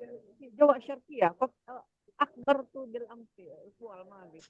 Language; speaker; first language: Arabic; non-native, learner; Indonesian